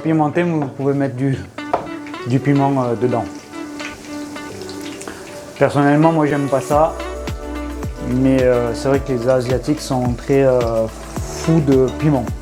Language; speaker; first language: French; native; French